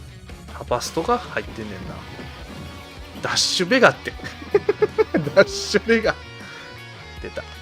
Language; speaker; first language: Japanese; native; Japanese